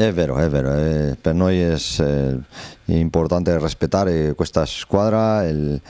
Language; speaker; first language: Italian; non-native, learner; Spanish